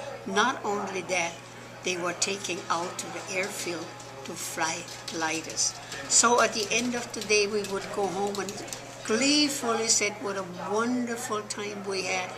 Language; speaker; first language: English; non-native, fluent; German